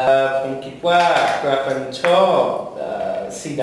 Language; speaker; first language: Thai; non-native, learner; English